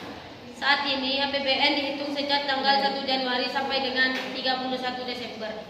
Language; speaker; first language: Indonesian; native; Indonesian